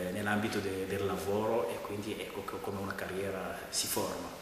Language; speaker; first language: Italian; non-native, fluent; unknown